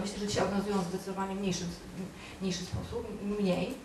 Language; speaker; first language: Polish; native; Polish